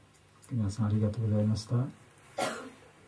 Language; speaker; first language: Japanese; non-native, learner; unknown